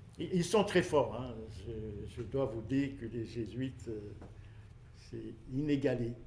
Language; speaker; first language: French; non-native, local second language; Malagasy